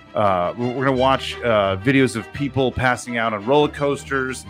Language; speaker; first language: English; native; English